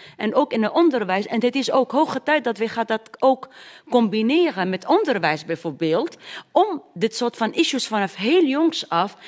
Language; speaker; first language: Dutch; non-native, fluent; Arabic